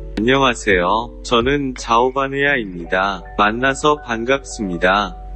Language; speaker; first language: Korean; non-native, learner; Thai